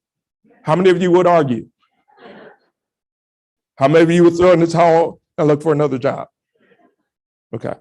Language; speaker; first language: English; native; English